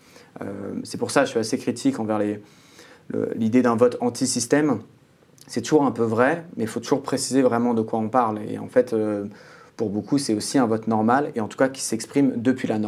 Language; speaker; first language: French; native; French